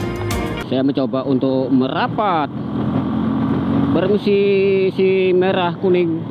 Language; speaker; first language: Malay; non-native, local second language; Javanese